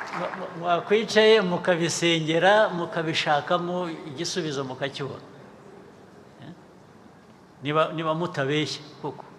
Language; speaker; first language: Kinyarwanda; early bilingual, heritage; Kinyarwanda